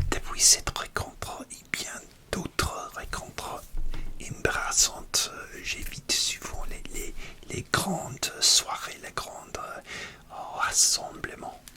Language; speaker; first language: French; non-native, learner; English